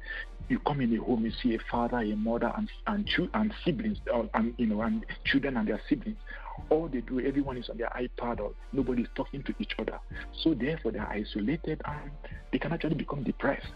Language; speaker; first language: English; non-native, local second language; Igbo